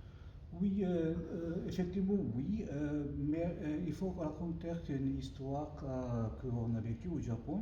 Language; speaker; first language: French; non-native, learner; Japanese